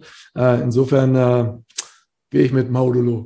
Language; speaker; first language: German; native; German